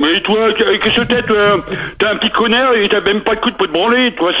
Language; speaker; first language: French; native; French